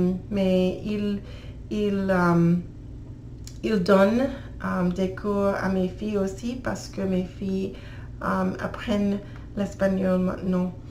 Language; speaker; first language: French; non-native, learner; English